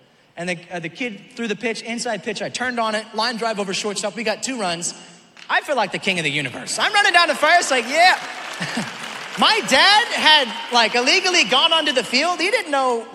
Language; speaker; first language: English; native; English